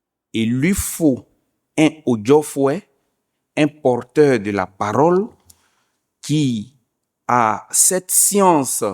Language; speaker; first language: French; non-native, local second language; Baoulé